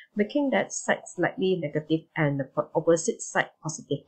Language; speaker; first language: English; non-native, local second language; Chinese